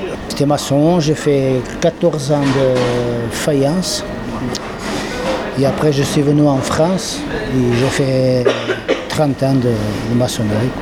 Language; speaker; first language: French; non-native, fluent; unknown